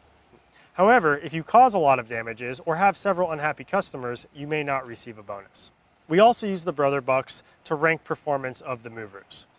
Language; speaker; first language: English; native; English